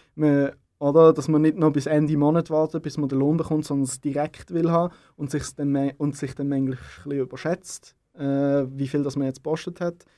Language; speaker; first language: German; native; German